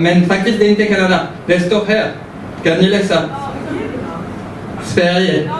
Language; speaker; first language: Swedish; early bilingual, heritage; French